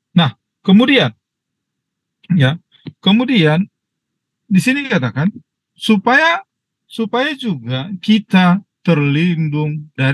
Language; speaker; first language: Indonesian; native; Indonesian